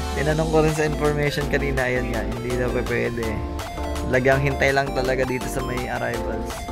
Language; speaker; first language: Filipino; native; Filipino